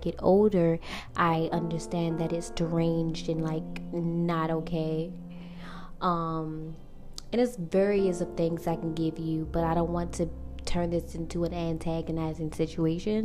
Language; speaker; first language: English; native; English